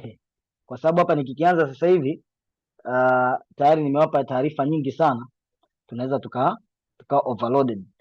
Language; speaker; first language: Swahili; native; Swahili